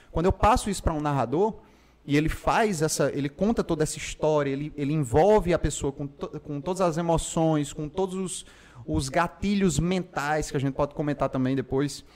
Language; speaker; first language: Portuguese; native; Portuguese